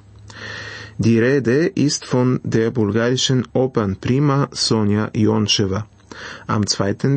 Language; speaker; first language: German; non-native, fluent; Bulgarian